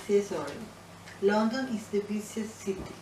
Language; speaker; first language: English; non-native, learner; Spanish